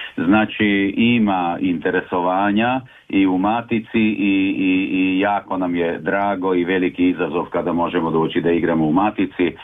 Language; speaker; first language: Serbian; early bilingual, heritage; Serbian